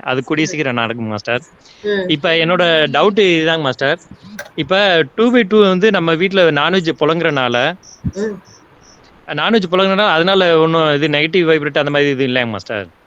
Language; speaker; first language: Tamil; native; Tamil